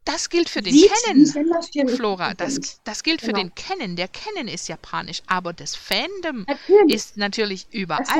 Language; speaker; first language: German; native; German